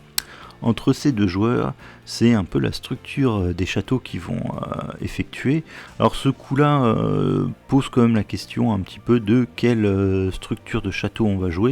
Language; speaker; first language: French; native; French